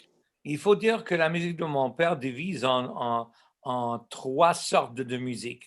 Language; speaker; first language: French; non-native, local second language; English